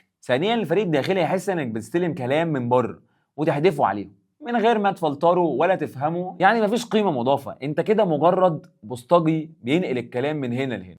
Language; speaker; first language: Arabic; native; Arabic